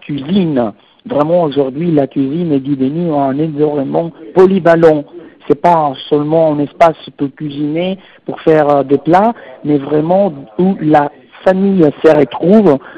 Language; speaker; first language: French; non-native, fluent; Italian